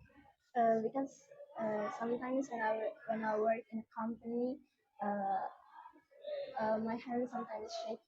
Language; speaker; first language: English; non-native, learner; Indonesian